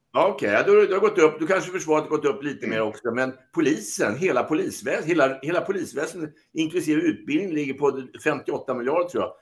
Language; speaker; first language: Swedish; native; Swedish